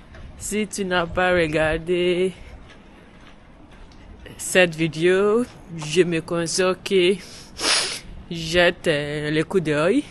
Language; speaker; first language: French; non-native, learner; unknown